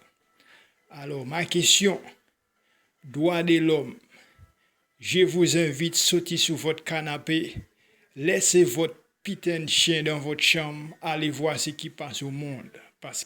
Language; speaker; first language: French; non-native, local second language; Haitian Creole